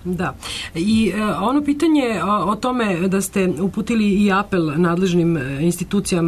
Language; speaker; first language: Serbian; native; Serbian